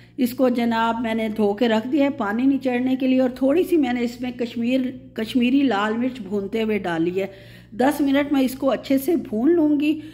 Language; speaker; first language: Hindi; native; Hindi